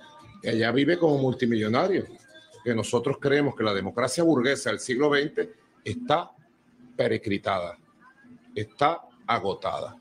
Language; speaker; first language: Spanish; native; Spanish